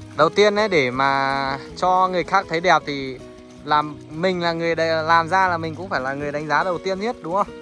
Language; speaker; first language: Vietnamese; non-native, local second language; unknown